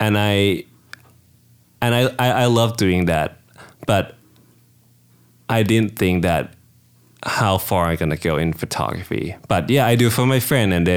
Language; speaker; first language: English; non-native, fluent; Thai